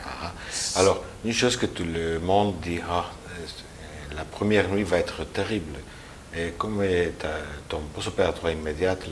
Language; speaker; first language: French; non-native, learner; Spanish